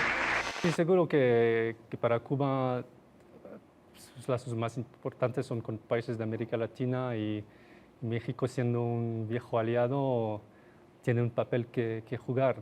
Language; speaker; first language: Spanish; non-native, fluent; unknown